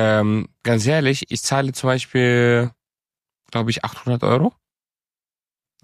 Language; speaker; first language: German; early bilingual, other home language; Romanian